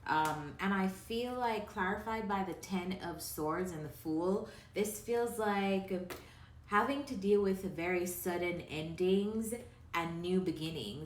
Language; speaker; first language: English; native; English